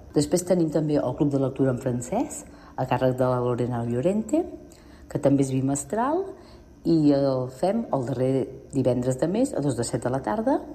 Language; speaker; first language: Catalan; native; Catalan